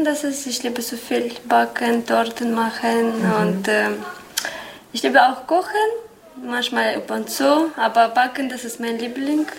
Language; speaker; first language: German; non-native, learner; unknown